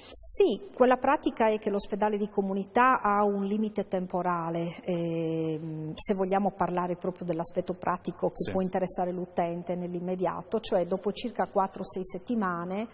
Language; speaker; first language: Italian; native; Italian